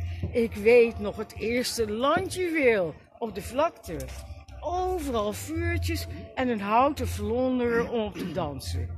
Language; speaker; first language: Dutch; native; Dutch